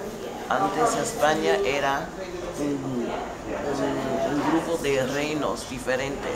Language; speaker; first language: Spanish; non-native, fluent; English